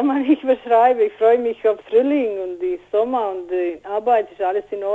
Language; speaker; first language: German; non-native, learner; Bosnian